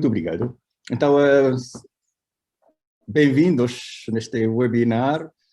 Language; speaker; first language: Portuguese; non-native, fluent; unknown